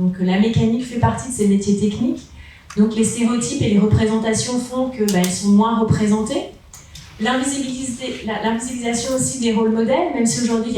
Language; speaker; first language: French; native; French